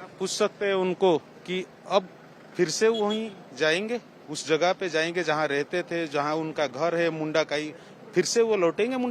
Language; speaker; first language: Hindi; non-native, local second language; Odia